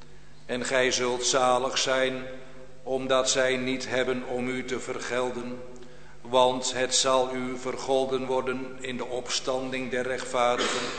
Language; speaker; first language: Dutch; native; Dutch